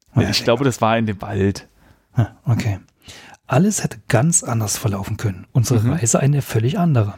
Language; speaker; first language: German; native; German